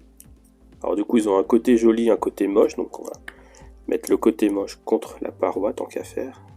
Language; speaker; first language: French; native; French